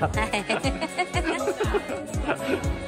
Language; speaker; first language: Japanese; non-native, learner; Filipino